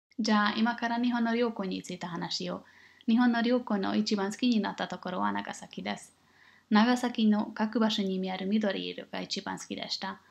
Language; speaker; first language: Japanese; non-native, learner; English